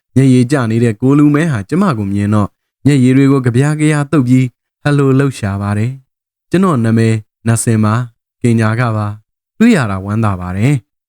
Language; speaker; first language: Burmese; native; Burmese